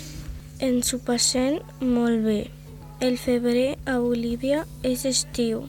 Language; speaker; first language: Catalan; early bilingual, other home language; Spanish